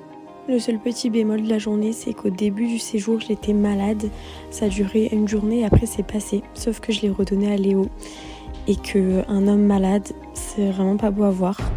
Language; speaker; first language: French; native; French